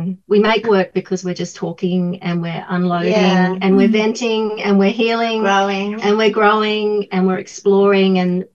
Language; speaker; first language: English; native; English